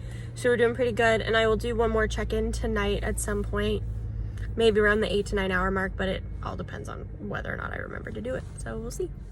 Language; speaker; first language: English; native; English